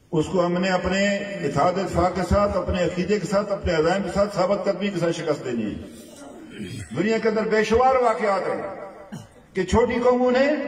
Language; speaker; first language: Urdu; non-native, local second language; Pahari-Potwari